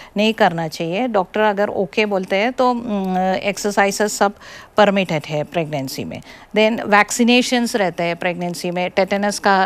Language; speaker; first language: Hindi; non-native, local second language; Malayalam